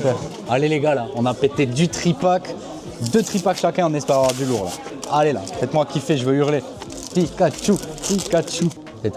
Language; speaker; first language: French; native; French